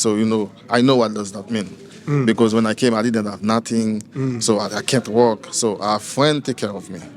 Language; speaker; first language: English; non-native, learner; Haitian Creole